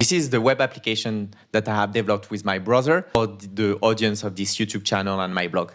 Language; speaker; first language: English; non-native, fluent; French